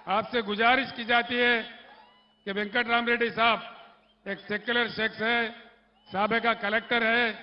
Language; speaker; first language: Hindi; non-native, local second language; Telugu